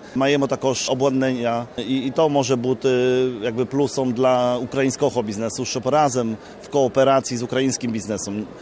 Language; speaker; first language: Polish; non-native, learner; Ukrainian